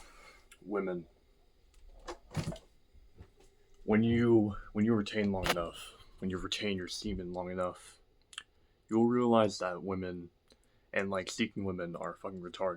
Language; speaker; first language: English; native; English